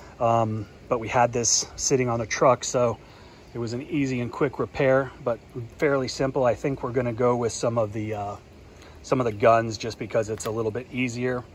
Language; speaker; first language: English; native; English